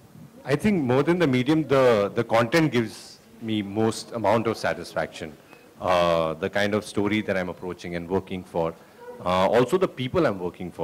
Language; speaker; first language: English; non-native, local second language; Hindi